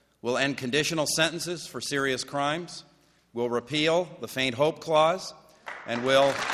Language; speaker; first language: English; native; English